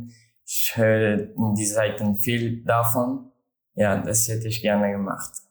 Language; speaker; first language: German; non-native, learner; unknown